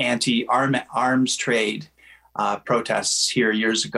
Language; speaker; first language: English; native; English